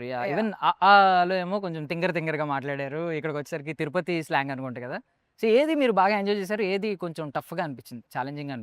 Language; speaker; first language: Telugu; native; Telugu